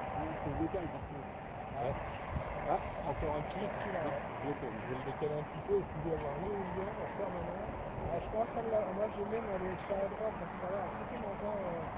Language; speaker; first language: French; native; French